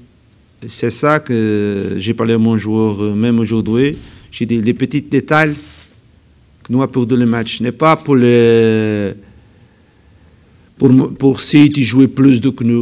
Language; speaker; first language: French; non-native, learner; Portuguese